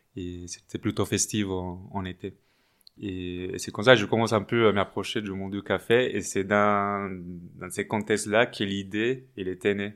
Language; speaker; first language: French; non-native, fluent; Spanish